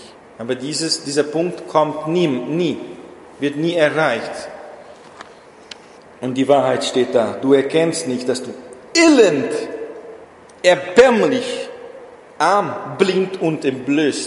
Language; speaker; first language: German; non-native, fluent; Portuguese